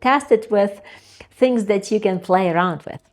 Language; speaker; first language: English; non-native, fluent; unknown